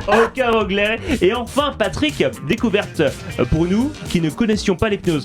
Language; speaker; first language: French; native; French